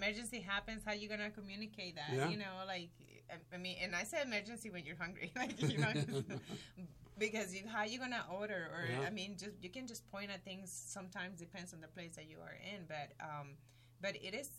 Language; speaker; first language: English; non-native, fluent; Spanish